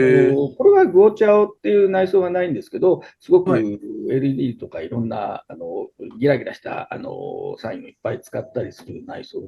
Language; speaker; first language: Japanese; native; Japanese